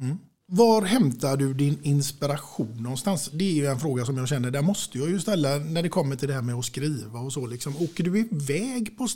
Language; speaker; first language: Swedish; native; Swedish